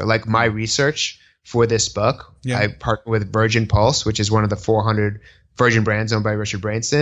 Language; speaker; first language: English; native; English